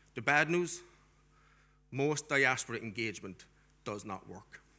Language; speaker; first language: English; native; English